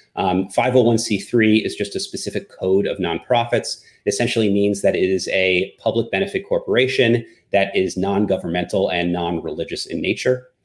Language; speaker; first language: English; native; English